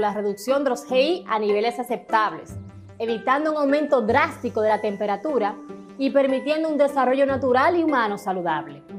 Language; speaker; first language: Spanish; native; Spanish